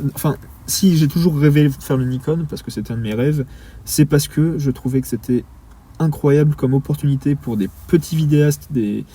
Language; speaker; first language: French; native; French